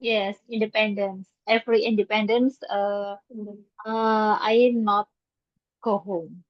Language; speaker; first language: English; non-native, learner; Indonesian